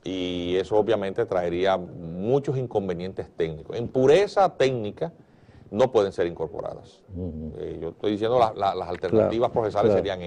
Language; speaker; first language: Spanish; native; Spanish